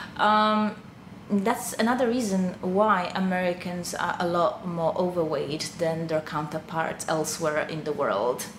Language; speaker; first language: English; non-native, fluent; Polish